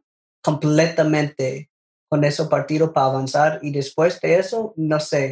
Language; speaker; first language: Spanish; non-native, learner; English